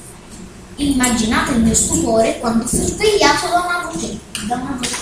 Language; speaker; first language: Italian; native; Italian